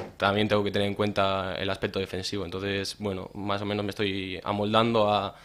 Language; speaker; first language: Spanish; native; Spanish